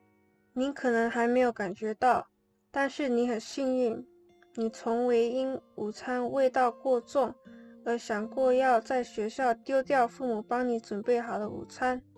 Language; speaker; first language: Chinese; non-native, learner; English